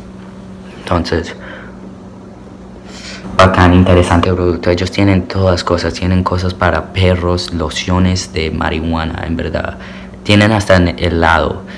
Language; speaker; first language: Spanish; early bilingual, heritage; Spanish